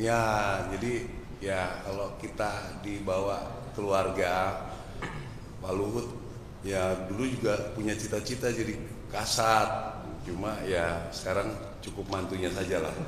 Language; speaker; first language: Indonesian; native; Indonesian